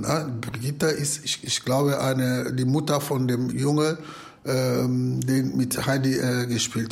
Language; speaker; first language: German; non-native, fluent; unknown